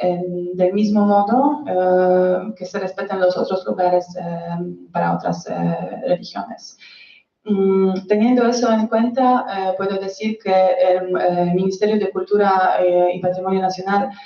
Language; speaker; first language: Spanish; non-native, fluent; Polish